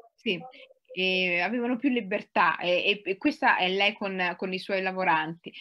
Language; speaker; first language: Italian; early bilingual, other home language; Somali